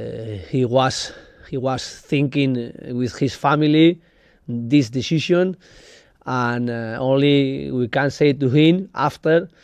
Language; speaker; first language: English; non-native, learner; Spanish